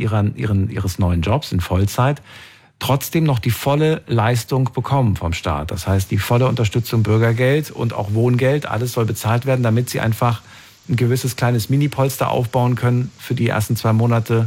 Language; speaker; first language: German; native; German